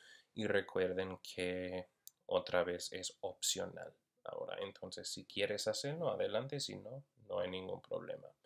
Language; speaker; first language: Spanish; non-native, fluent; English